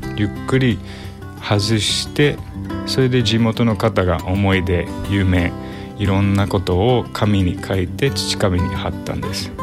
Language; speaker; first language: Japanese; non-native, fluent; English